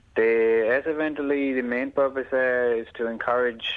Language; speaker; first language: Punjabi; early bilingual, other home language; English